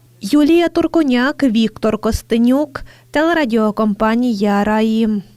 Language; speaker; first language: Ukrainian; native; Ukrainian